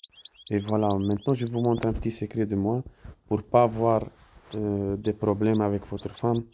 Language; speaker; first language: French; non-native, fluent; Italian